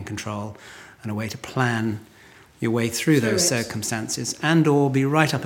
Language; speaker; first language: English; native; English